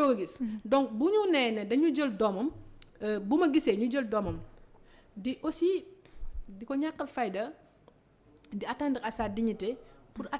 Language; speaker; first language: Wolof; non-native, local second language; Fula